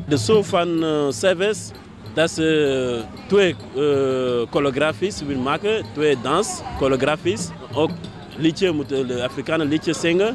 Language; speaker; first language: Dutch; non-native, learner; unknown